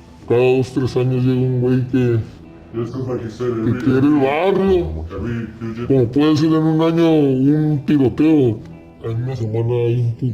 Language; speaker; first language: Spanish; native; Spanish